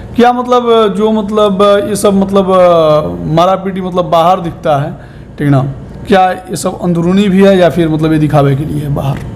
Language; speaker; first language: Hindi; native; Hindi